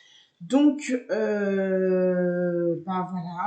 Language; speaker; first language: French; native; French